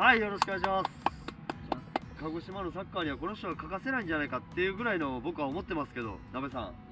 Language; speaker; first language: Japanese; native; Japanese